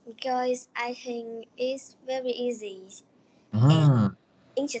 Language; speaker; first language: English; non-native, learner; Vietnamese